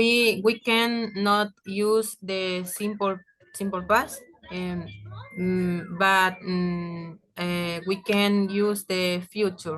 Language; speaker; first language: English; non-native, learner; Spanish